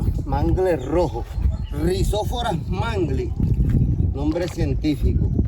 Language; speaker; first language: Spanish; native; Spanish